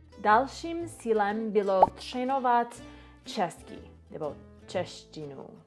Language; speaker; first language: Czech; non-native, learner; English